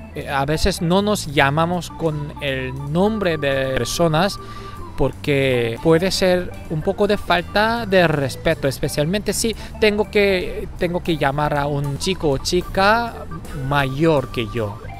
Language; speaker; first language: Spanish; non-native, fluent; Korean